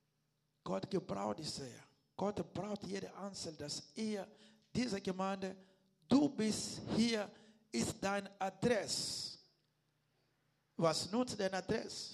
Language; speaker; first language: German; non-native, learner; Lingala